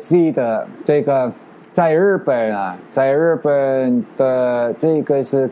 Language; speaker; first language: Chinese; non-native, learner; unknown